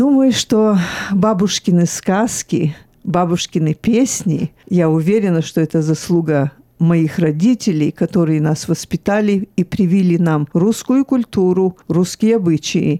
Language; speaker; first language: Russian; early bilingual, heritage; Russian